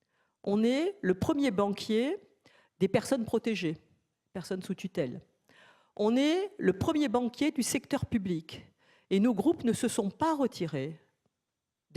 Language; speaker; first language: French; native; French